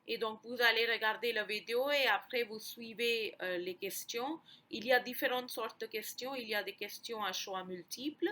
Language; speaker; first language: French; non-native, fluent; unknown